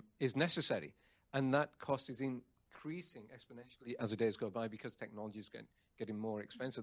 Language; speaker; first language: English; native; English